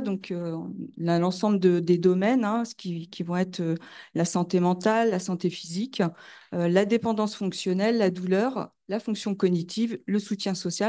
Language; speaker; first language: French; native; French